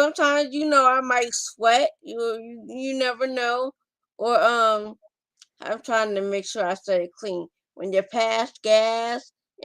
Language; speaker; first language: English; native; English